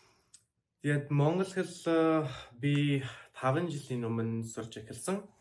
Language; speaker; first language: Mongolian; non-native, learner; Czech